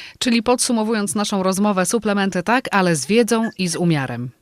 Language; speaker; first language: Polish; native; Polish